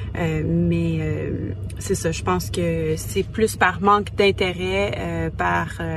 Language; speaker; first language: French; native; French